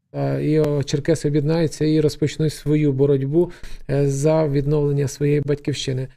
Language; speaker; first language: Ukrainian; native; Ukrainian